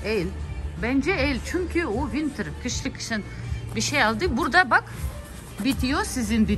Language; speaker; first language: Turkish; non-native, learner; Russian